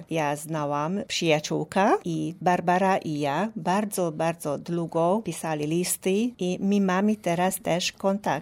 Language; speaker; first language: Polish; non-native, learner; Hungarian